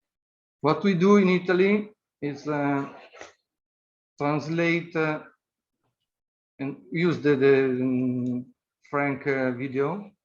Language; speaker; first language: English; non-native, fluent; Italian